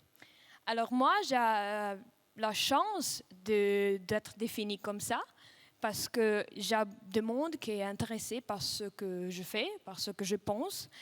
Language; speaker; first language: French; non-native, fluent; Russian